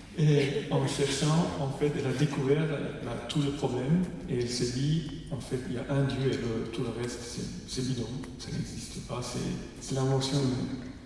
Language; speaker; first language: French; non-native, fluent; Persian